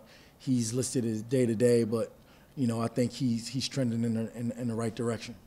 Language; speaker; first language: English; native; English